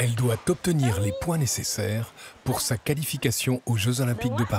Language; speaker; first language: French; native; French